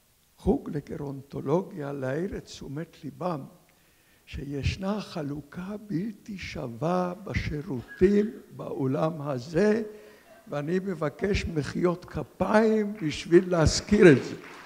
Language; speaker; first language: Hebrew; non-native, fluent; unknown